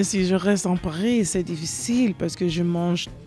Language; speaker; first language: French; non-native, learner; English